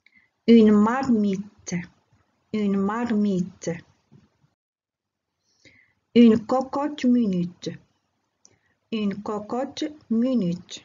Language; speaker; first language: French; non-native, local second language; Arabic